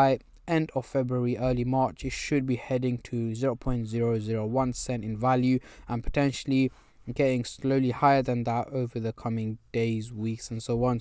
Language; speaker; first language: English; native; English